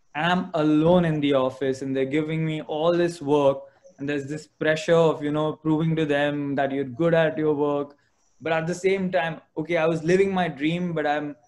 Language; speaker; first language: English; non-native, local second language; Gujarati